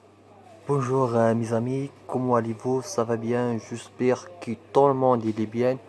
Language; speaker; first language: French; non-native, learner; Arabic